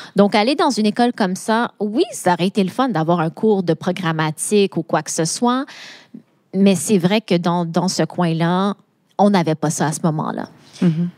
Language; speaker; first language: French; native; French